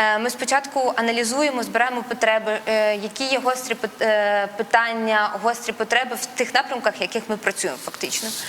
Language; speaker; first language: Ukrainian; non-native, local second language; Russian